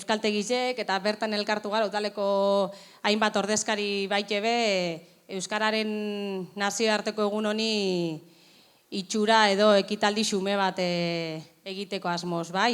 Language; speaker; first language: Basque; native; Basque